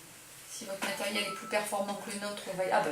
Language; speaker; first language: French; native; French